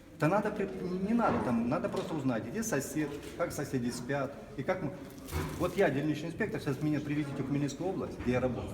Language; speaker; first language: Russian; native; Russian